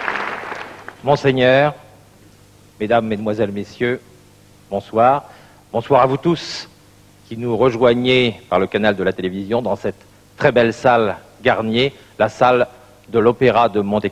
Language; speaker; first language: French; native; French